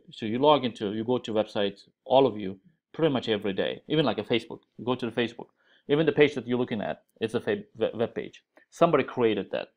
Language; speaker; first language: English; non-native, fluent; Uzbek